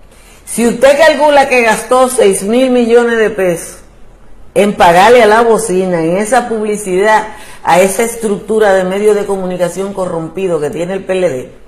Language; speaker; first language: Spanish; native; Spanish